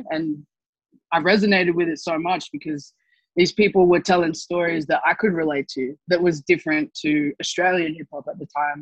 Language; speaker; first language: English; native; English